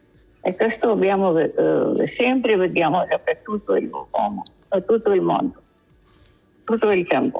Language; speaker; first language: Italian; non-native, learner; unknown